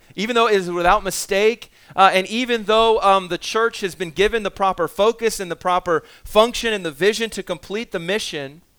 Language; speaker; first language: English; native; English